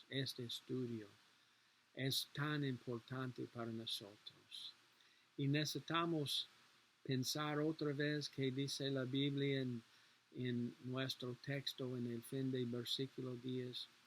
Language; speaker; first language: Spanish; non-native, learner; English